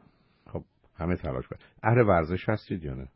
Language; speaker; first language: Persian; native; Persian